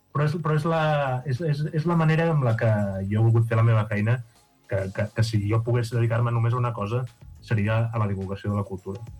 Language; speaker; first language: Catalan; native; Catalan